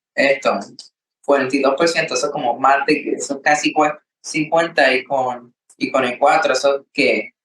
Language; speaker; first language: Spanish; early bilingual, heritage; Spanish